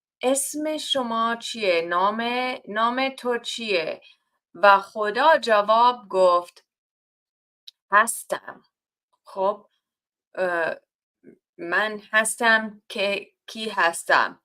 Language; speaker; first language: Persian; non-native, learner; English